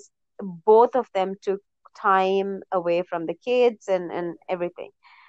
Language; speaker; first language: English; non-native, local second language; Sinhala